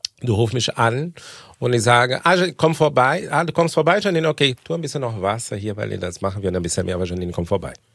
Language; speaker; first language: German; non-native, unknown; Portuguese